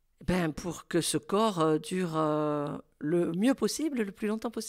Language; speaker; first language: French; native; French